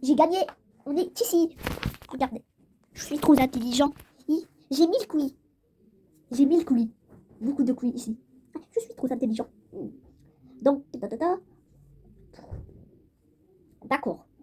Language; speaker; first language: French; non-native, local second language; Arabic